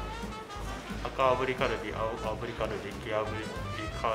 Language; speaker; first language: Japanese; native; Japanese